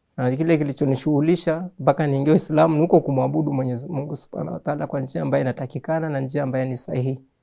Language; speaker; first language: Swahili; native; Swahili